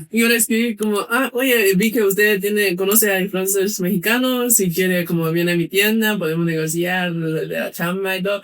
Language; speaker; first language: Spanish; non-native, fluent; Chinese